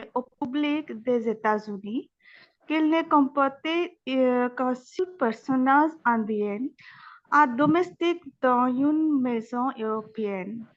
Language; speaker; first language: French; non-native, learner; Bangla